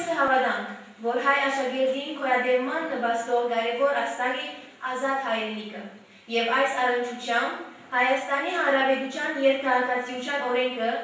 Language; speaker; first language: Armenian; early bilingual, heritage; Armenian